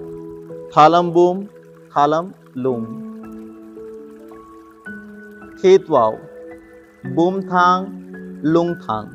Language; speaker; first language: Vietnamese; non-native, learner; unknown